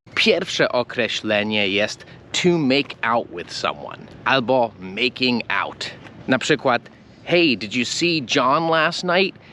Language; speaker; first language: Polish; non-native, fluent; English